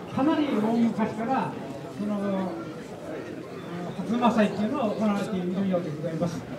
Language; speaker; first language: Japanese; native; Japanese